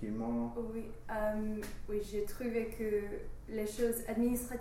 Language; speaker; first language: French; non-native, fluent; English